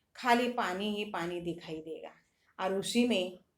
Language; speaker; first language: Hindi; non-native, local second language; Marathi